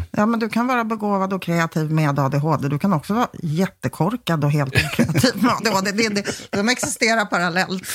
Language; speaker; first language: Swedish; early bilingual, other home language; Polish